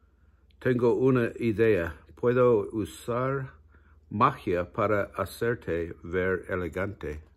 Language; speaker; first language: Spanish; non-native, learner; English